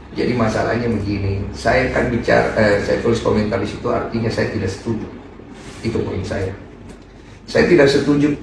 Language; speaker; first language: Indonesian; native; Indonesian